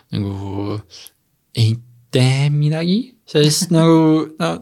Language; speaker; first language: Estonian; non-native, learner; Russian